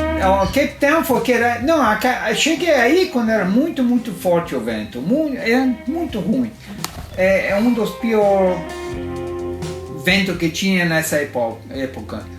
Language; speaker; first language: Portuguese; non-native, fluent; Italian